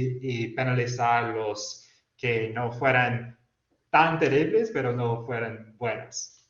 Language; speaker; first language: Spanish; non-native, fluent; English